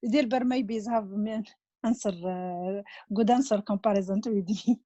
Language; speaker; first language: English; non-native, learner; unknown